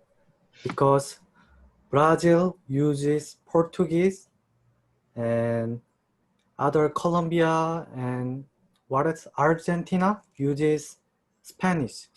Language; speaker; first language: English; non-native, learner; Korean